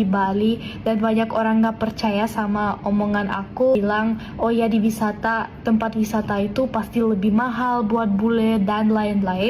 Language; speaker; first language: Indonesian; non-native, fluent; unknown